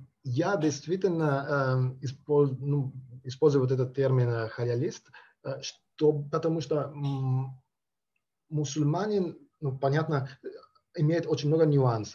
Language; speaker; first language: Russian; non-native, fluent; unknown